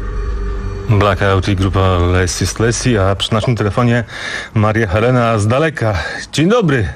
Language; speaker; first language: Polish; native; Polish